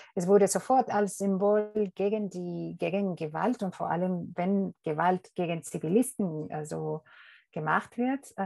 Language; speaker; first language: German; non-native, fluent; Spanish